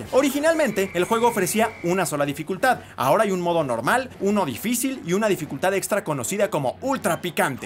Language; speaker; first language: Spanish; native; Spanish